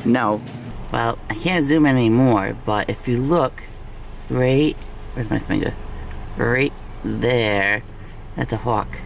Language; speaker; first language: English; native; English